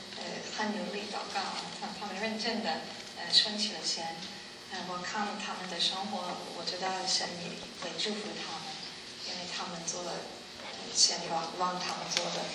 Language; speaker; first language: Chinese; non-native, learner; English